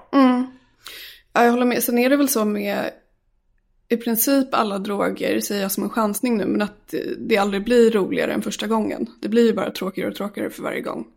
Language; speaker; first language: Swedish; native; Swedish